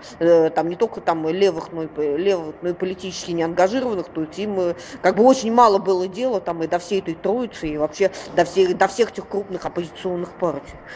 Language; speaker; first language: Russian; native; Russian